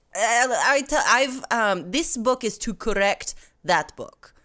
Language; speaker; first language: English; non-native, fluent; Russian